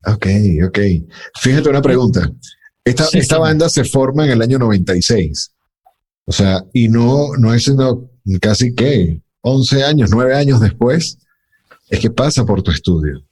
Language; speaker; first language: Spanish; native; Spanish